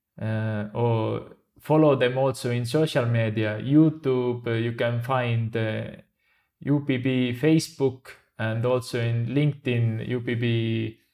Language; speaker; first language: English; non-native, fluent; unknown